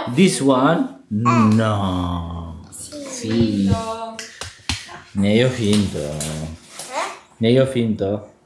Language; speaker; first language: Italian; non-native, learner; Filipino